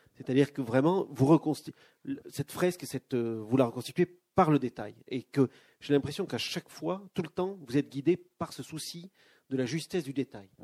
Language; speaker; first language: French; native; French